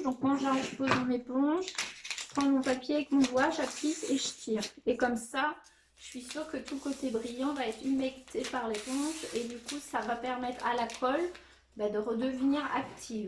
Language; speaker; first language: French; native; French